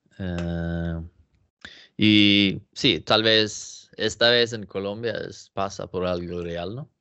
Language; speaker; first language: Spanish; non-native, learner; Swedish